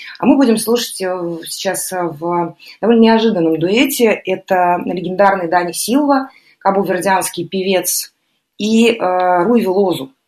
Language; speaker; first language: Russian; native; Russian